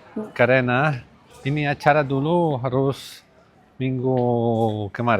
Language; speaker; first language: Indonesian; non-native, learner; Catalan